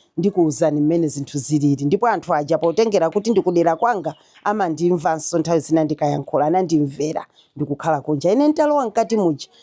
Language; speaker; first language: Nyanja; native; Nyanja